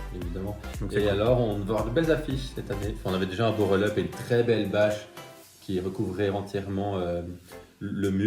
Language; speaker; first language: French; native; French